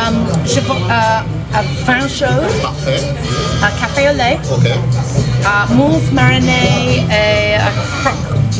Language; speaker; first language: French; non-native, learner; English